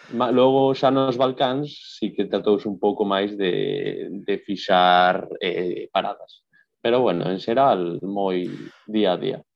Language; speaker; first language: Galician; non-native, local second language; Spanish